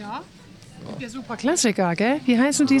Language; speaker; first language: German; native; German